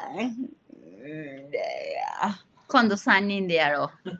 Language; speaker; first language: Japanese; non-native, fluent; English